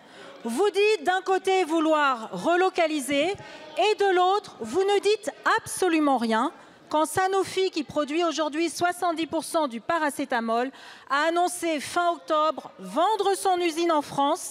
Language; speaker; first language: French; native; French